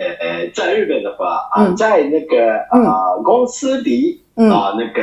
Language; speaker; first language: Chinese; non-native, fluent; Japanese